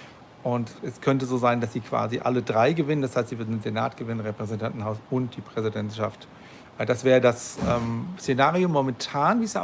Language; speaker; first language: German; native; German